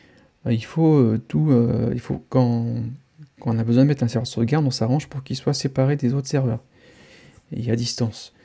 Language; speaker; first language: French; native; French